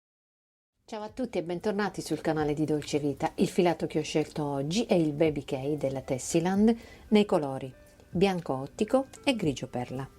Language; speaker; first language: Italian; native; Italian